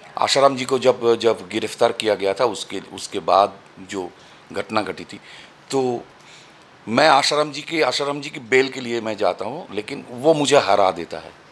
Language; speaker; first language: Hindi; non-native, local second language; Bangla